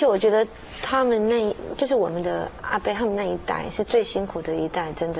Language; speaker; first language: Chinese; native; Chinese